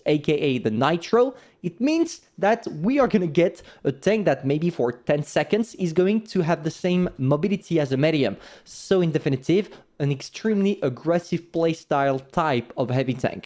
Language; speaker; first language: English; non-native, fluent; French